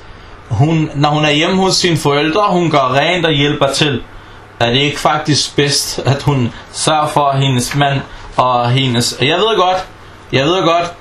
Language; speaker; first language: Danish; non-native, fluent; Arabic